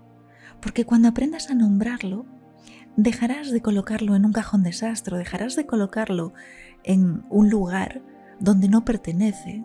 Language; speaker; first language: Spanish; native; Spanish